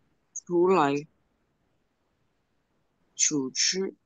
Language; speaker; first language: Chinese; non-native, learner; Indonesian